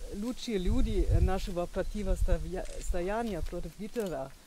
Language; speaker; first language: Russian; non-native, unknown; German